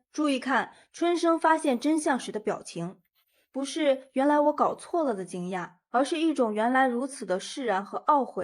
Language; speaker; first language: Chinese; native; Chinese